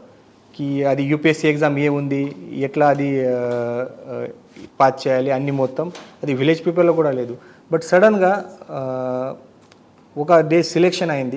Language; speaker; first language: Telugu; non-native, learner; Marathi